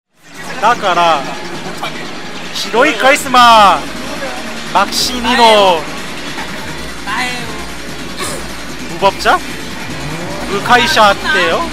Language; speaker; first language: Japanese; non-native, learner; Korean